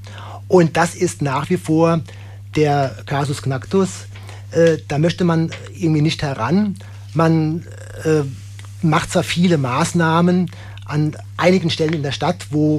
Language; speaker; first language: German; native; German